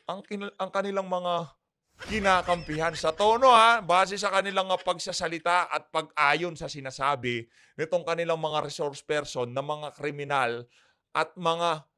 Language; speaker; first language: Filipino; native; Filipino